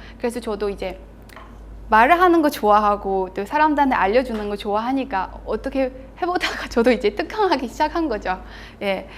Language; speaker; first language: Korean; non-native, fluent; Chinese